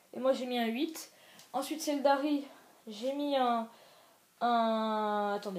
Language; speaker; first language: French; native; French